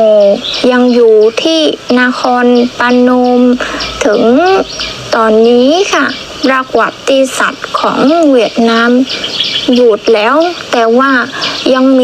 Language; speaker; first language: Thai; non-native, learner; Vietnamese